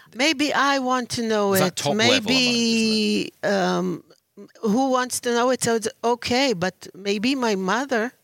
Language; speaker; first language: English; non-native, learner; Hebrew